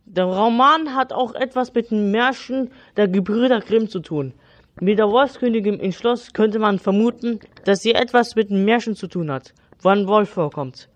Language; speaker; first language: German; native; German